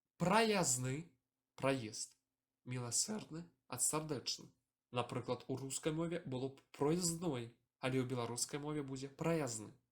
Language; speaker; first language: Belarusian; native; Belarusian